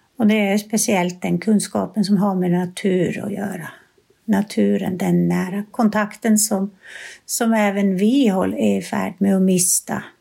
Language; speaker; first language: Swedish; native; Swedish